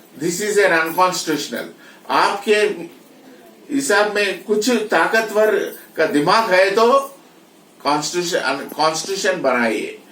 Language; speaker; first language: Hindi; non-native, local second language; Telugu